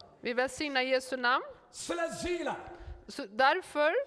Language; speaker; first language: Swedish; non-native, fluent; Amharic